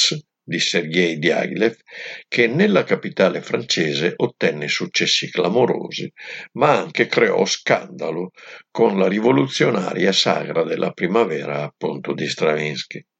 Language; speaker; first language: Italian; native; Italian